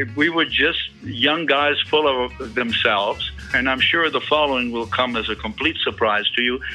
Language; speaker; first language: English; early bilingual, other home language; German